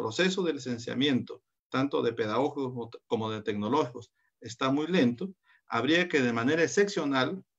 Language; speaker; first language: Spanish; native; Spanish